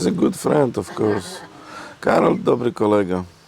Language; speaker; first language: English; non-native, learner; Polish